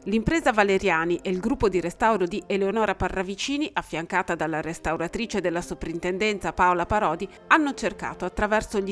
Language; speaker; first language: Italian; native; Italian